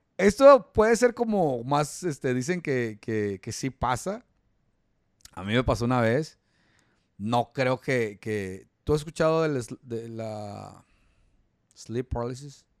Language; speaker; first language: Spanish; native; Spanish